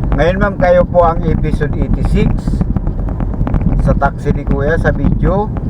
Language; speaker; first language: Filipino; native; Filipino